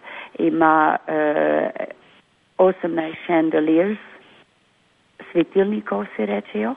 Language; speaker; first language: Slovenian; early bilingual, heritage; Slovenian